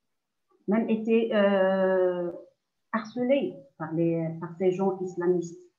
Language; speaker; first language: French; non-native, local second language; Arabic